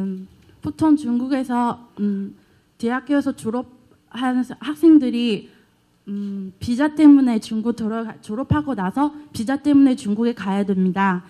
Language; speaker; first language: Korean; non-native, learner; Chinese